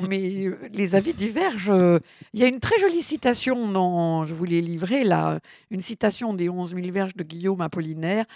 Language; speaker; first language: French; native; French